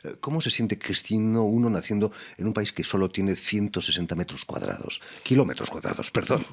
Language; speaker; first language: Spanish; native; Spanish